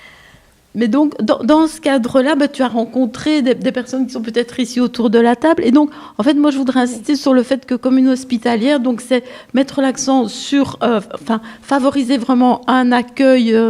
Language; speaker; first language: French; native; French